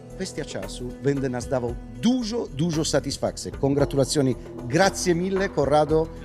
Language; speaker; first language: Polish; non-native, learner; Italian